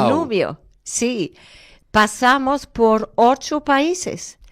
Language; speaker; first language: Spanish; non-native, fluent; German